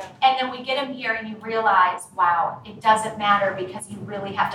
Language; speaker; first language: English; native; English